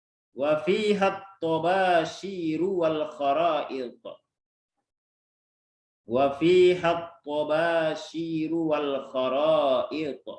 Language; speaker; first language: Arabic; non-native, fluent; Indonesian